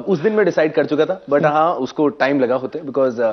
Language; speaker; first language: Hindi; native; Hindi